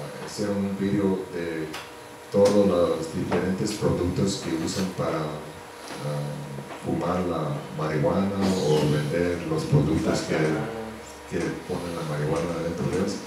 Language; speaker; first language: Spanish; early bilingual, heritage; Spanish